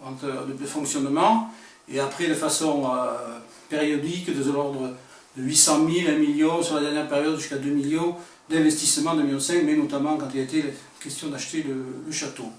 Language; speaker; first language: French; native; French